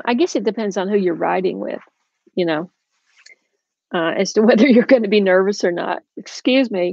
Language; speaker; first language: English; native; English